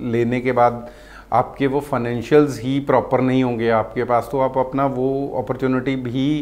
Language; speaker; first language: Hindi; non-native, local second language; Punjabi